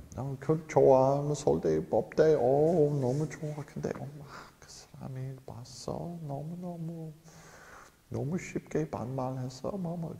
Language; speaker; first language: Korean; non-native, fluent; English